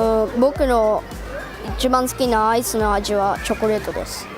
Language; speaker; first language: Japanese; non-native, learner; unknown